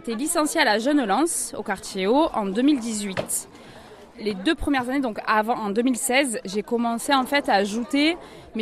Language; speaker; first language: French; native; French